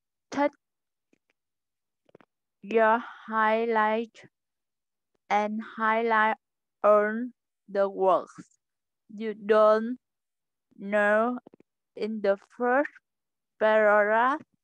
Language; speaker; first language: English; non-native, learner; Vietnamese